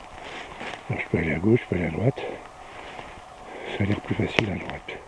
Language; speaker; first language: French; native; French